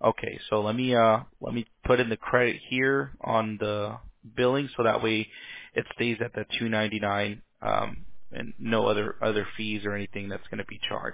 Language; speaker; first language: English; early bilingual, other home language; Spanish